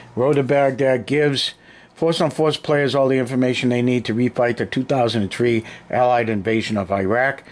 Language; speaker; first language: English; native; English